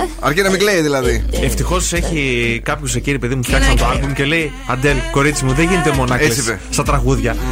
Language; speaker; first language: Greek; native; Greek